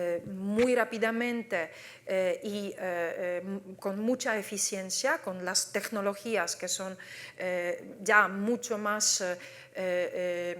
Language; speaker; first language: Spanish; non-native, fluent; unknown